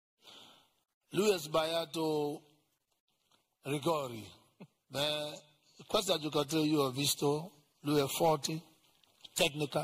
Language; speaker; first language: Italian; non-native, learner; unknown